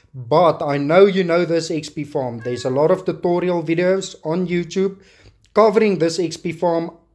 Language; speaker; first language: English; non-native, local second language; Afrikaans